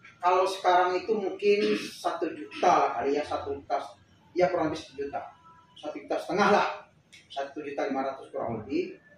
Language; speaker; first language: Indonesian; non-native, local second language; Minangkabau